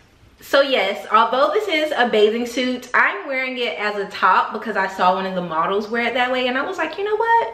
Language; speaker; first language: English; native; English